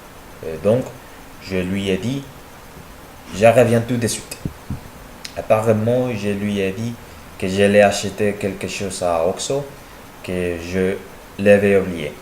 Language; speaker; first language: French; non-native, learner; Spanish